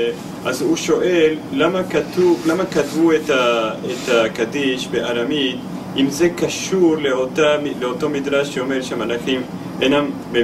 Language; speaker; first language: Hebrew; non-native, fluent; English